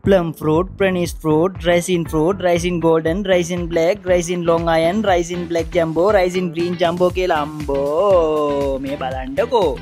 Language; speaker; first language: Sinhala; non-native, local second language; Tamil